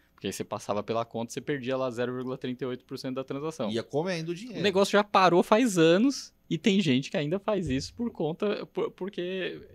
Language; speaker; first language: Portuguese; native; Portuguese